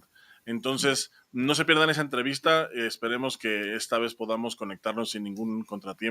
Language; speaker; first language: Spanish; native; Spanish